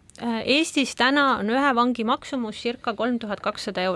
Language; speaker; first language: Estonian; native; Estonian